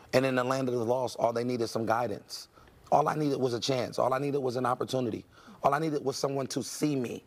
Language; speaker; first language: English; native; English